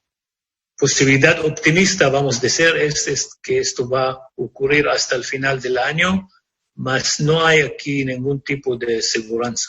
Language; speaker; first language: Spanish; non-native, fluent; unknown